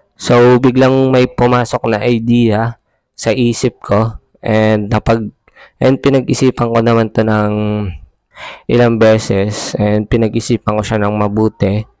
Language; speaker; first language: Filipino; native; Filipino